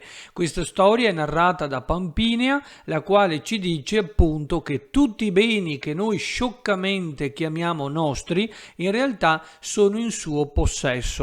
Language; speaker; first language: Italian; native; Italian